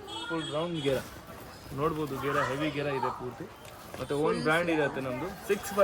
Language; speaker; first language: Kannada; non-native, local second language; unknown